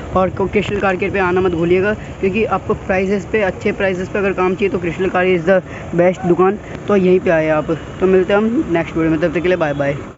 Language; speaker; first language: Hindi; native; Hindi